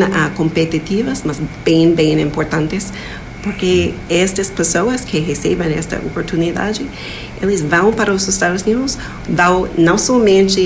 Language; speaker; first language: Portuguese; non-native, fluent; English